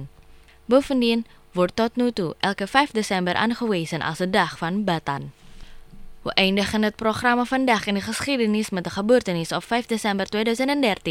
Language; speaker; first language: Dutch; non-native, fluent; Indonesian